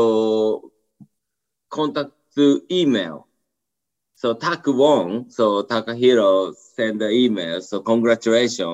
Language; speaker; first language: English; non-native, learner; Japanese